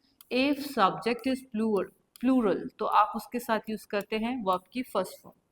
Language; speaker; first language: Hindi; native; Hindi